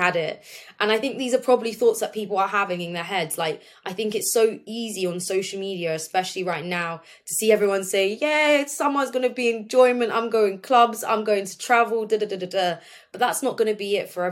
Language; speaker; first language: English; native; English